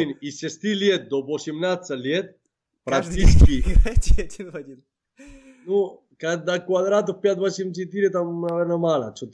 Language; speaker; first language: Russian; non-native, fluent; Spanish